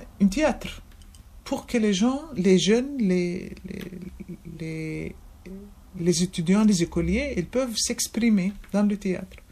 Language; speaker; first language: French; non-native, fluent; Arabic